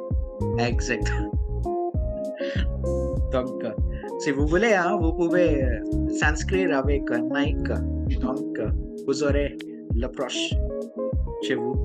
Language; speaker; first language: French; non-native, local second language; Hindi